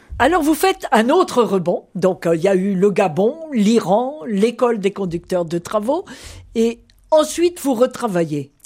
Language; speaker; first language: French; native; French